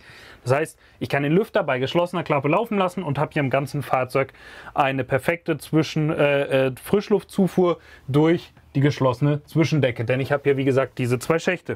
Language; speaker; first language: German; native; German